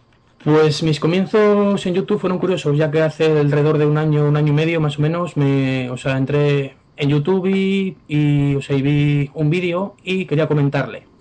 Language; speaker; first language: Spanish; native; Spanish